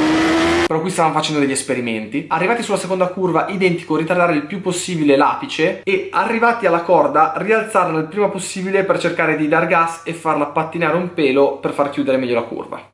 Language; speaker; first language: Italian; native; Italian